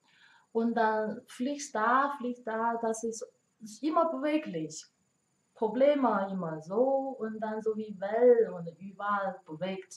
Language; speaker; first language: German; non-native, learner; Chinese